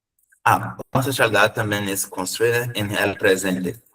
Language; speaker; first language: Spanish; non-native, learner; Portuguese